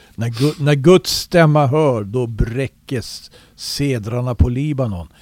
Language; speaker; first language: Swedish; native; Swedish